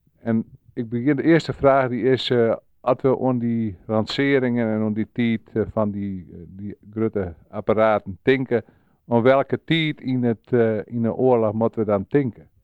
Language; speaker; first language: Dutch; non-native, local second language; Western Frisian